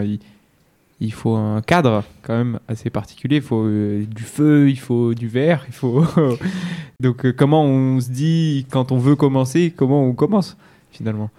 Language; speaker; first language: French; native; French